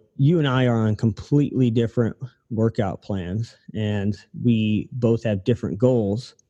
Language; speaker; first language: English; native; English